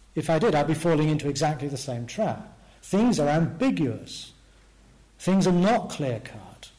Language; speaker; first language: English; native; English